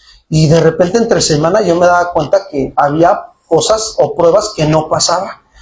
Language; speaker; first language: Spanish; native; Spanish